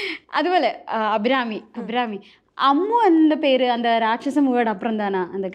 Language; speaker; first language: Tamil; non-native, learner; Malayalam